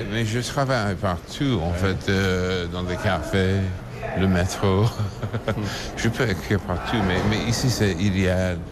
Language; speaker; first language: French; non-native, fluent; English